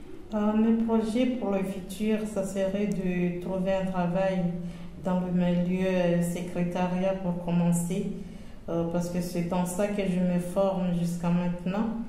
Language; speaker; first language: French; non-native, local second language; Comorian